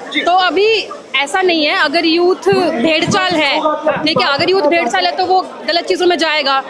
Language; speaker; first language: Hindi; native; Hindi